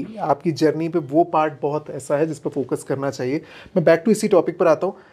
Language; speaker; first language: Hindi; native; Hindi